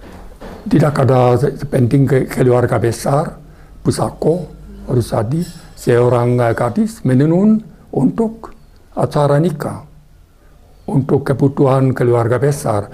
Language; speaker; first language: Indonesian; non-native, fluent; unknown